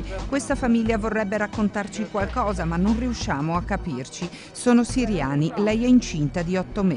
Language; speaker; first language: Italian; native; Italian